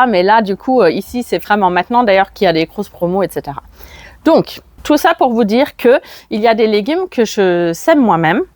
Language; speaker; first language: French; non-native, fluent; German